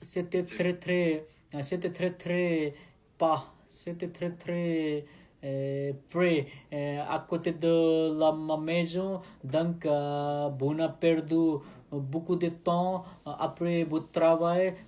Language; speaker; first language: French; non-native, learner; Nepali